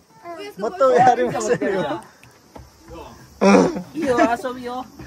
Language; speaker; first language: Japanese; non-native, learner; Nepali